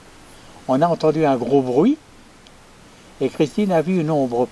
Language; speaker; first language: French; native; French